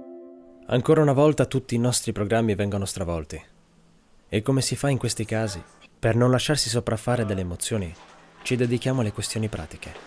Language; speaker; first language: Italian; native; Italian